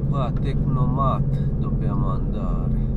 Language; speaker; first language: Italian; non-native, fluent; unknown